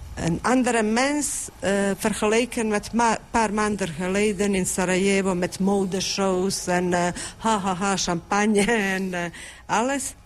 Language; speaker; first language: Dutch; non-native, fluent; Bosnian